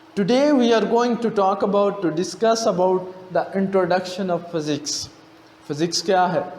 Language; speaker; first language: English; non-native, local second language; Urdu